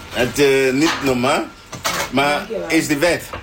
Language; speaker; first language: Dutch; non-native, learner; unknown